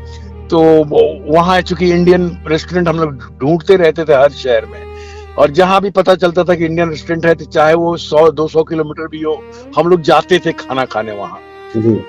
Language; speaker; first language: Hindi; native; Hindi